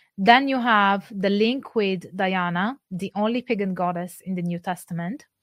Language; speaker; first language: English; non-native, fluent; Italian